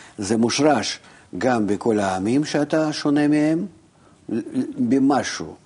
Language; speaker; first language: Hebrew; non-native, fluent; Russian